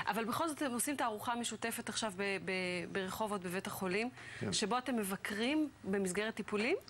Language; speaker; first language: Hebrew; native; Hebrew